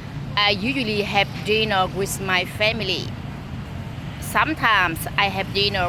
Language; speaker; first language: English; non-native, learner; Vietnamese